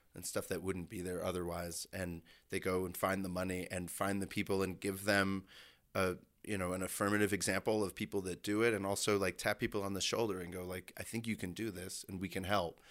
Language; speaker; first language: English; native; English